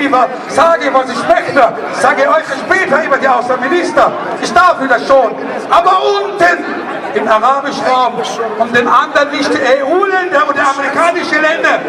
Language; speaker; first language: German; non-native, learner; Arabic